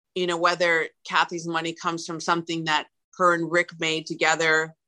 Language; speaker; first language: English; native; English